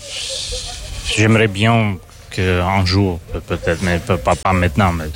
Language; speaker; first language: French; non-native, fluent; Russian